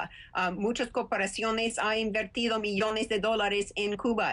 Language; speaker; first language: Spanish; non-native, fluent; English